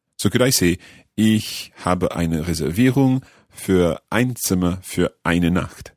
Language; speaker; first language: German; non-native, learner; English